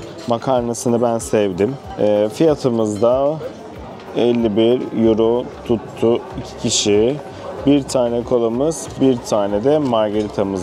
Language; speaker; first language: Turkish; native; Turkish